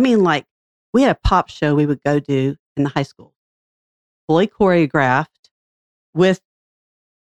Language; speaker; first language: English; native; English